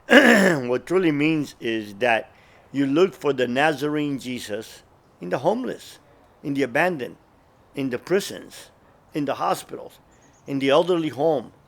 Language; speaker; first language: English; early bilingual, other home language; Spanish